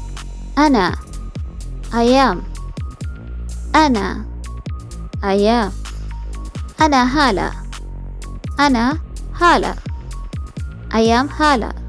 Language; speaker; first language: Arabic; non-native, fluent; Malayalam